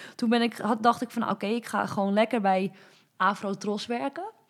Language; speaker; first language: Dutch; native; Dutch